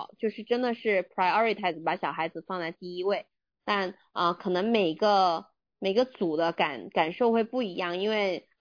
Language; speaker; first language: Chinese; native; Chinese